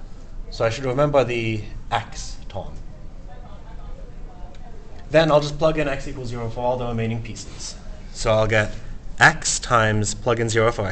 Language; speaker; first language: English; native; English